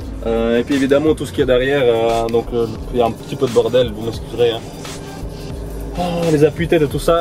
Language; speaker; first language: French; native; French